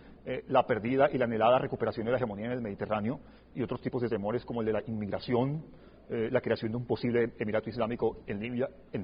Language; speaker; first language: Spanish; native; Spanish